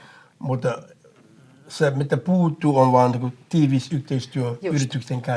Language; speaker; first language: Finnish; non-native, fluent; English